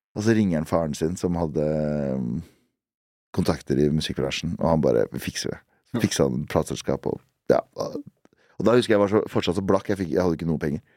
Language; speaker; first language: Norwegian; early bilingual, other home language; Central Kurdish